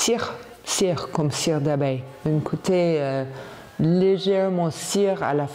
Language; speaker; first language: French; non-native, fluent; English